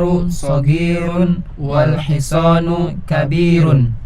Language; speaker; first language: Arabic; non-native, learner; Indonesian